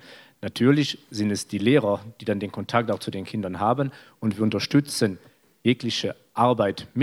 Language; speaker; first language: German; native; German